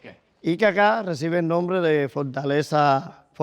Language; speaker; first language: Spanish; native; Spanish